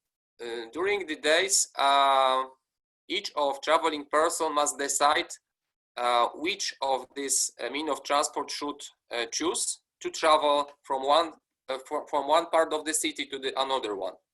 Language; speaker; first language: English; non-native, fluent; Polish